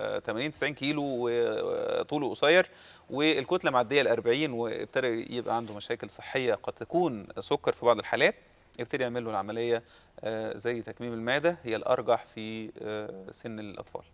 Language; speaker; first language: Arabic; native; Arabic